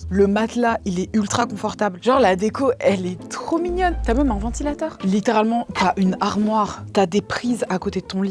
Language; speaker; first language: French; native; French